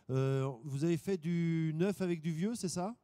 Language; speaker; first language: French; native; French